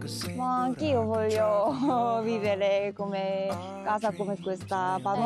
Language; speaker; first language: Italian; non-native, learner; Korean